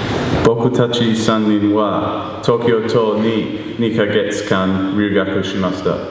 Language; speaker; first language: Japanese; non-native, learner; English